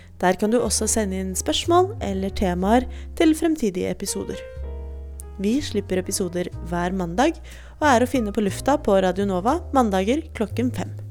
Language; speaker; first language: Norwegian; native; Norwegian